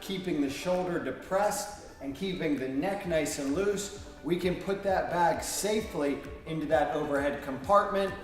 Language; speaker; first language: English; native; English